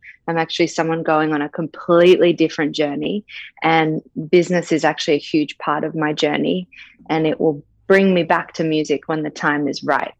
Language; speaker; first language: English; native; English